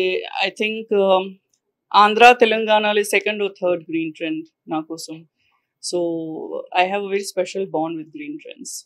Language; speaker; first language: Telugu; non-native, learner; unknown